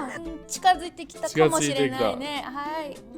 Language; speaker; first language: Japanese; non-native, fluent; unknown